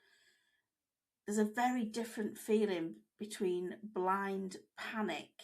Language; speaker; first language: English; native; English